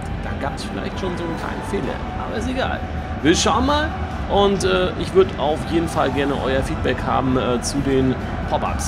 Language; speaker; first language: German; native; German